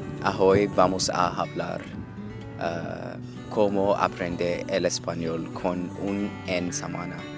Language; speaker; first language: Spanish; non-native, learner; English